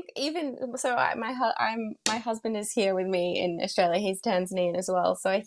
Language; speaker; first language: English; native; English